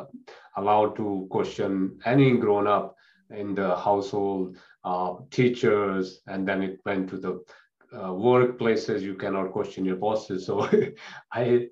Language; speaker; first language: English; non-native, local second language; Punjabi